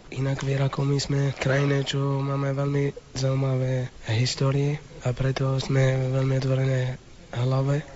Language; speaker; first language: Slovak; non-native, learner; Arabic